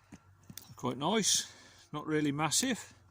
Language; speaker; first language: English; native; English